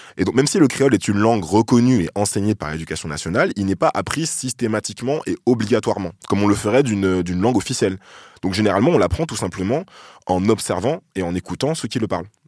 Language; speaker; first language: French; native; French